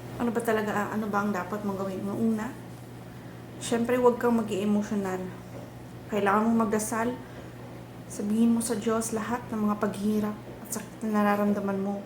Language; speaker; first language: Filipino; native; Filipino